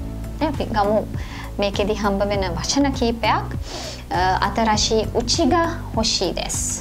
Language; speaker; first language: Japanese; non-native, fluent; Sinhala